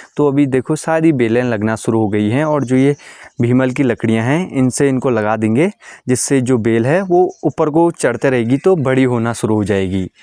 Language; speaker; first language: Hindi; non-native, local second language; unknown